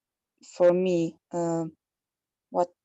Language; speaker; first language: English; non-native, learner; Polish